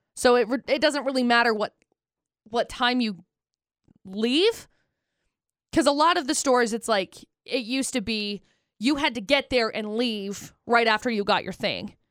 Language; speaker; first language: English; native; English